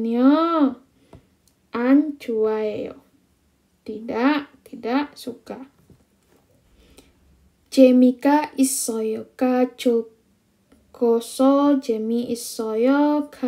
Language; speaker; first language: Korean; non-native, fluent; Indonesian